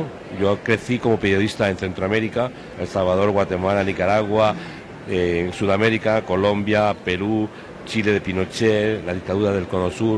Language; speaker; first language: Spanish; native; Spanish